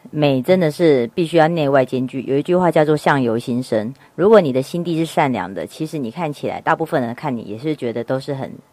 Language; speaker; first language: Chinese; native; Chinese